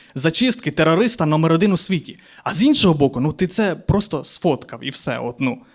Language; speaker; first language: Ukrainian; native; Ukrainian